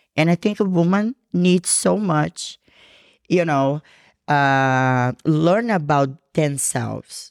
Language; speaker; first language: English; non-native, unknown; Portuguese